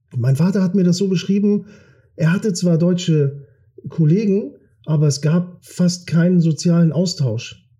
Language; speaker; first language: German; early bilingual, other home language; Turkish